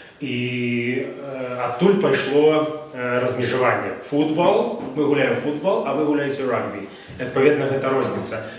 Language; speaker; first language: Belarusian; non-native, local second language; Russian